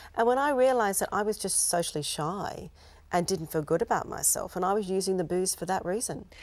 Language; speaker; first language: English; native; English